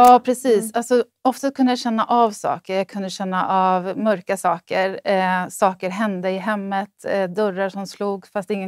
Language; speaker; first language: Swedish; native; Swedish